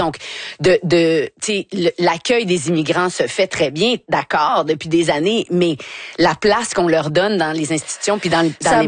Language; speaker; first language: French; native; French